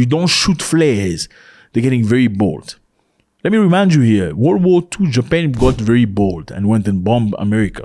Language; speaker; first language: English; non-native, fluent; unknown